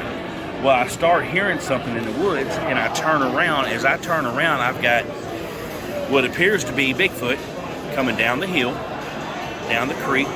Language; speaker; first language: English; native; English